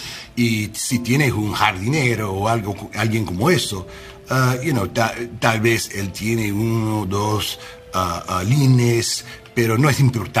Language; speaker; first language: Spanish; non-native, learner; English